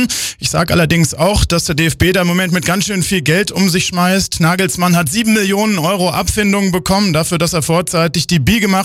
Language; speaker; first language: German; native; German